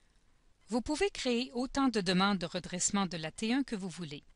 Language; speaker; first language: French; native; French